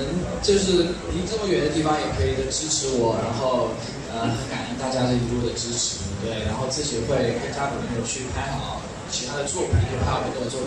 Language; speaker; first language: Chinese; native; Chinese